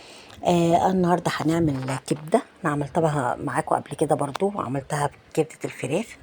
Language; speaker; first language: Arabic; native; Arabic